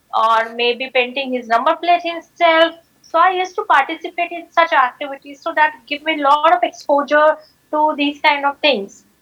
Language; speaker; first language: English; non-native, local second language; Marathi